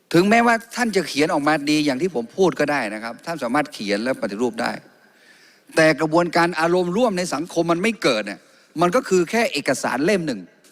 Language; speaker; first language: Thai; non-native, local second language; Karen languages